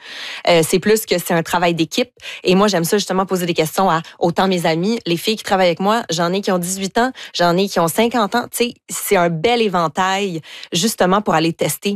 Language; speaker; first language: French; native; French